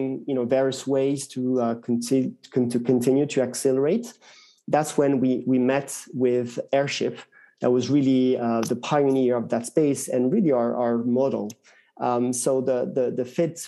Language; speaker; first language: English; non-native, fluent; French